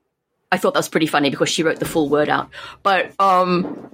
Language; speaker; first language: English; native; English